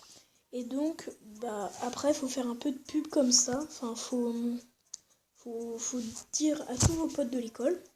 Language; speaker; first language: French; native; French